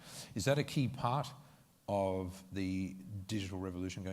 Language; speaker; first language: English; native; English